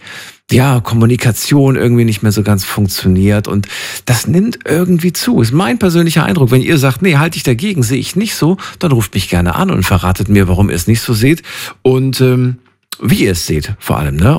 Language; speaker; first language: German; native; German